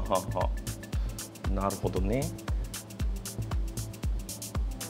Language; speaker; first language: Japanese; native; Japanese